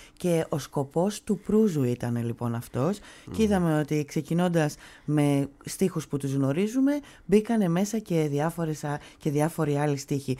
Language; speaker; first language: Greek; native; Greek